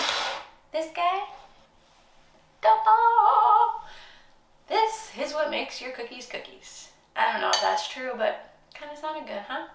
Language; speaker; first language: English; native; English